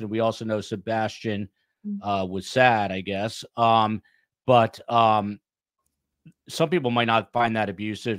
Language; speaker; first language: English; native; English